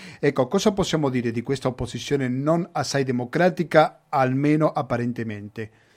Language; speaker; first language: Italian; non-native, fluent; Spanish